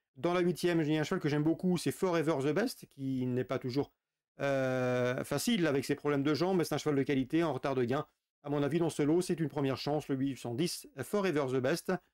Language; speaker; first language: French; native; French